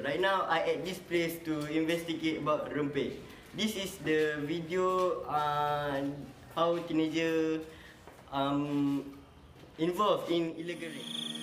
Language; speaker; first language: English; non-native, learner; Malay